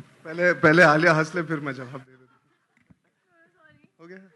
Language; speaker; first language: Hindi; native; Hindi